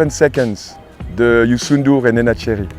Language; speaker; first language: French; native; French